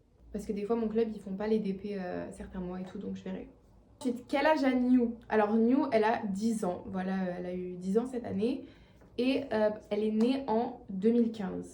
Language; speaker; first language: French; native; French